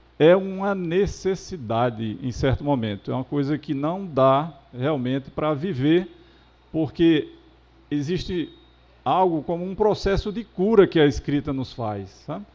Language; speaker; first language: Portuguese; native; Portuguese